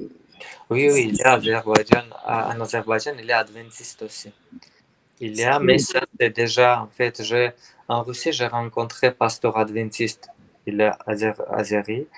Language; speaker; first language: French; non-native, learner; Armenian